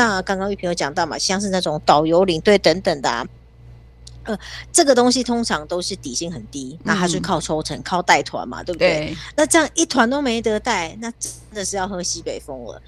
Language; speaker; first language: Chinese; native; Chinese